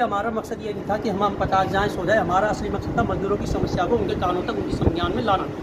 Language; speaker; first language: Hindi; native; Hindi